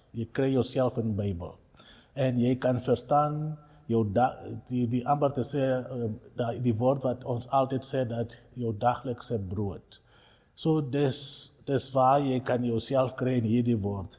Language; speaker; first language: Afrikaans; non-native, local second language; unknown